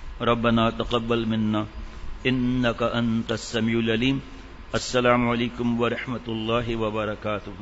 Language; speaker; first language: Urdu; native; Urdu